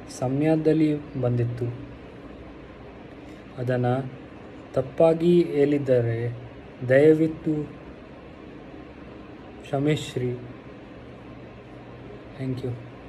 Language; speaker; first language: Kannada; non-native, learner; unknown